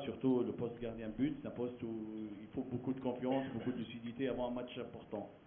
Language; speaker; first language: French; non-native, local second language; Arabic